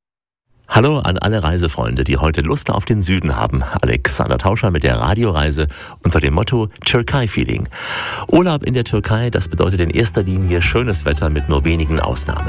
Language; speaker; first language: German; native; German